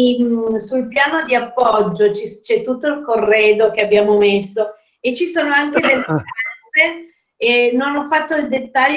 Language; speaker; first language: Italian; native; Italian